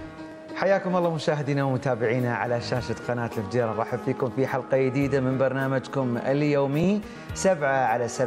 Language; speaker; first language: Arabic; native; Arabic